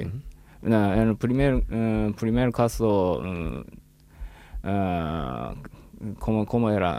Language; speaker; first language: Spanish; non-native, learner; Japanese